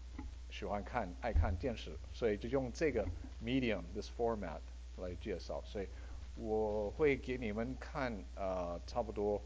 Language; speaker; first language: Chinese; early bilingual, heritage; Chinese